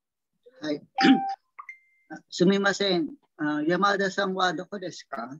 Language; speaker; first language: Japanese; non-native, learner; Filipino